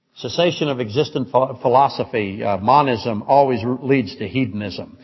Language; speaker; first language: English; native; English